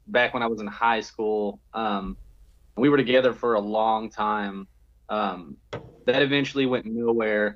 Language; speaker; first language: English; native; English